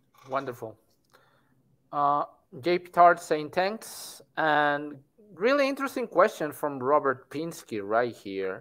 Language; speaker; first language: English; non-native, fluent; Spanish